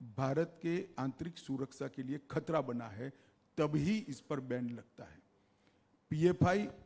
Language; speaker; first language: Hindi; non-native, local second language; Gujarati